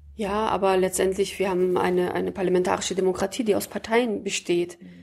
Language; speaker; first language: German; early bilingual, other home language; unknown